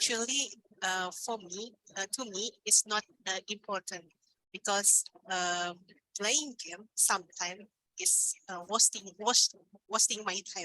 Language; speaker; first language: English; non-native, learner; Indonesian